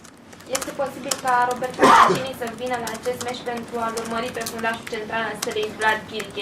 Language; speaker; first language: Romanian; native; Romanian